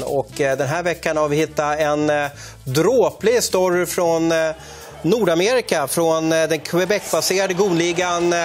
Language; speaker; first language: Swedish; native; Swedish